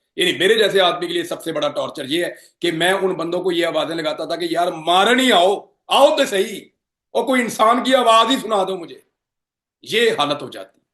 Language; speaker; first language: Urdu; non-native, local second language; Punjabi